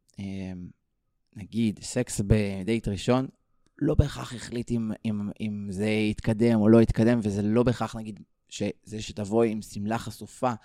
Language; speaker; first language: Hebrew; native; Hebrew